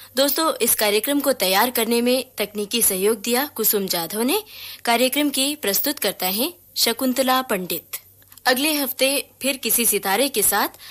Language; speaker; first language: Hindi; native; Hindi